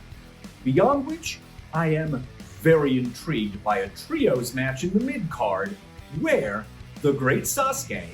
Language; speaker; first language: English; native; English